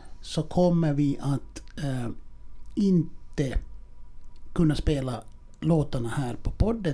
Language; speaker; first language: Swedish; native; Swedish